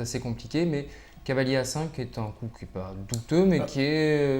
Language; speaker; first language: French; native; French